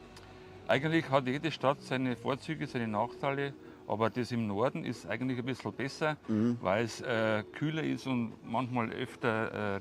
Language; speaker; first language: German; native; German